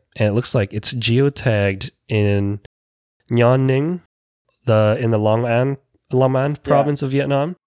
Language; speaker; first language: English; native; English